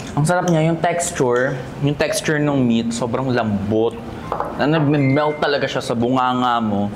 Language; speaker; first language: Filipino; native; Filipino